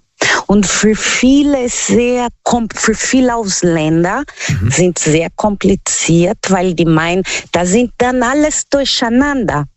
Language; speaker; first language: German; non-native, fluent; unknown